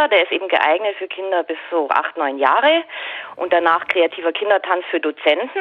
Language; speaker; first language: German; native; German